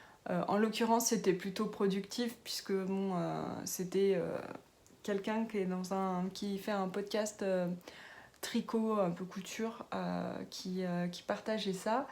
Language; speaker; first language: French; native; French